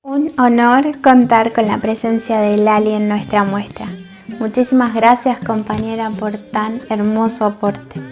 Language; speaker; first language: Spanish; native; Spanish